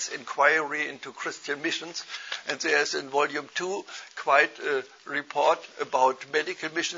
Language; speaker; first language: English; non-native, fluent; German